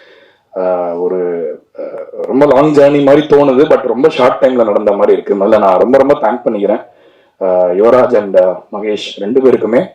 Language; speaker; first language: Tamil; native; Tamil